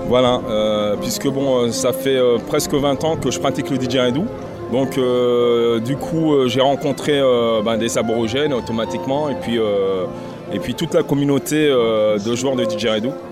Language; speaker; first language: French; native; French